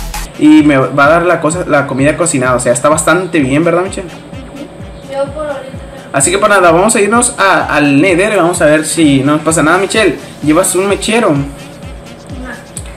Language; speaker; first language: Spanish; native; Spanish